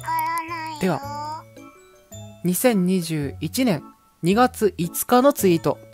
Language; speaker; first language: Japanese; native; Japanese